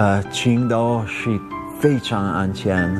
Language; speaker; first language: Chinese; non-native, learner; Italian